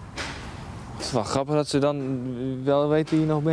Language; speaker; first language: Dutch; native; Dutch